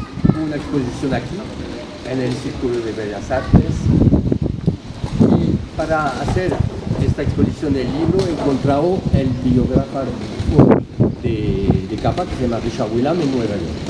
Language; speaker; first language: Spanish; early bilingual, heritage; French